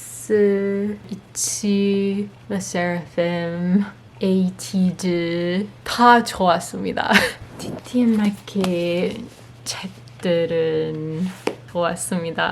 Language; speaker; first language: Korean; non-native, learner; English